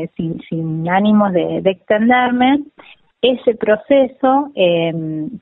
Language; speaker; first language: Spanish; native; Spanish